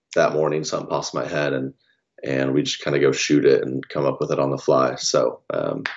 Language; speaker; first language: English; native; English